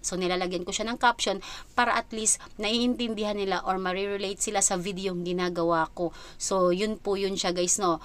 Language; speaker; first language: Filipino; non-native, local second language; Cebuano